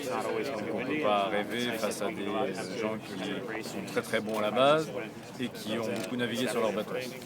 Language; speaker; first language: French; native; French